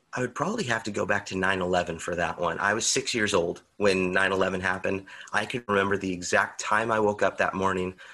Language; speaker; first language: English; native; English